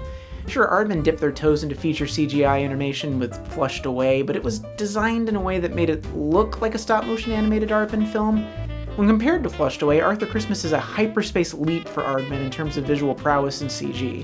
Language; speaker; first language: English; native; English